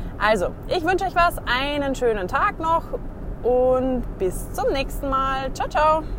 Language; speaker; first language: German; native; German